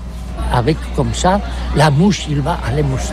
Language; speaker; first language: French; non-native, learner; Catalan